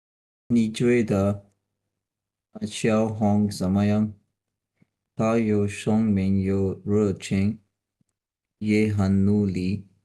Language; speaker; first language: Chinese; non-native, learner; Urdu